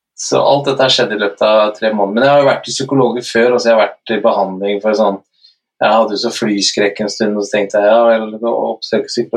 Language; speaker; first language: Norwegian; native; Norwegian